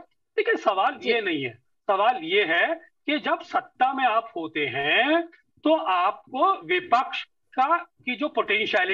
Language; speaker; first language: Hindi; native; Hindi